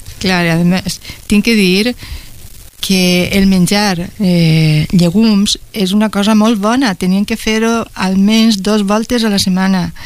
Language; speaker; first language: Catalan; non-native, local second language; Spanish